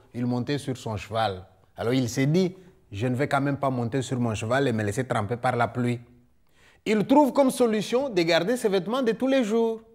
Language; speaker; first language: French; non-native, local second language; Luba-Lulua